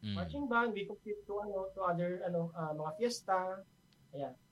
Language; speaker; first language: Filipino; non-native, local second language; Bikol